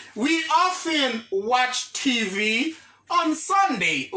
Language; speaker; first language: English; non-native, fluent; Haitian Creole